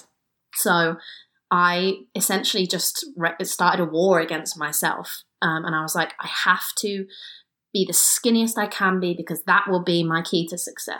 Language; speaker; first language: English; native; English